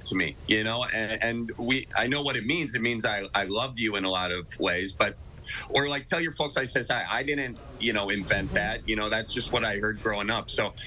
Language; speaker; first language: English; native; English